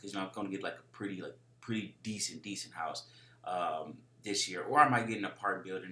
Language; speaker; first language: English; native; English